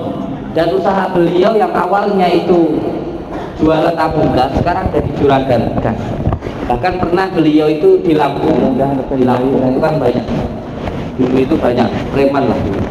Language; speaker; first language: Indonesian; non-native, local second language; Javanese